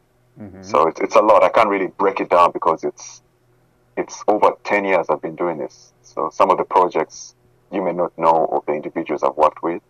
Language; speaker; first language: English; non-native, local second language; Ganda